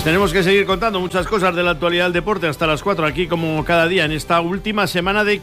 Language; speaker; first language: Spanish; native; Spanish